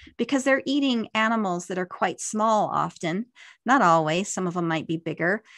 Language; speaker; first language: English; native; English